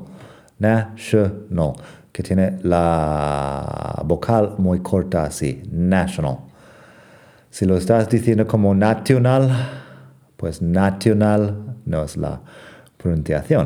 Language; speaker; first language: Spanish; non-native, fluent; English